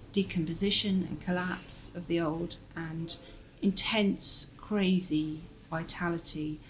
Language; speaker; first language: English; native; English